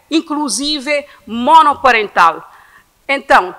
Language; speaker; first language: Portuguese; non-native, local second language; Kabuverdianu